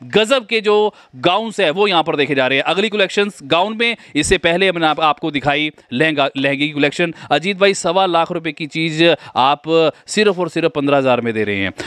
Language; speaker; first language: Hindi; native; Hindi